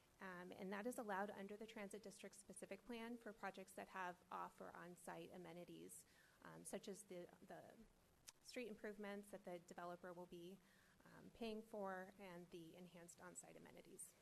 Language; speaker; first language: English; native; English